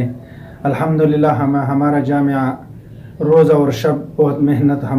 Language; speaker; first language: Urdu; non-native, local second language; Pashto